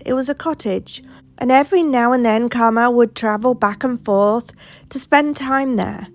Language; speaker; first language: English; native; English